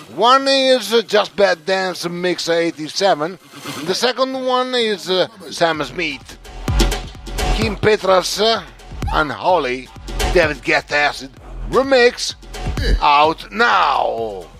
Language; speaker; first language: English; non-native, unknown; Italian